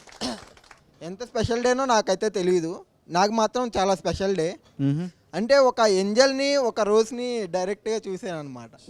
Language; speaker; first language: Telugu; native; Telugu